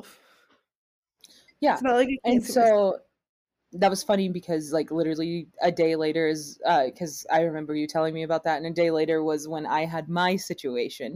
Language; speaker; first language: English; native; English